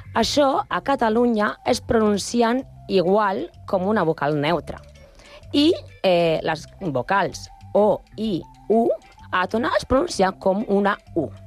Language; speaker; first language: Catalan; non-native, learner; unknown